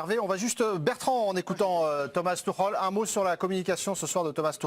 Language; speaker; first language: French; native; French